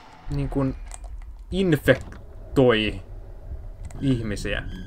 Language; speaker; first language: Finnish; native; Finnish